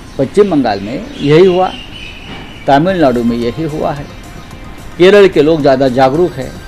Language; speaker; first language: Hindi; non-native, local second language; Marathi